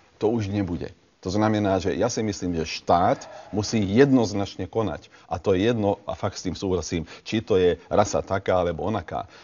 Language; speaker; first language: Slovak; non-native, local second language; Hungarian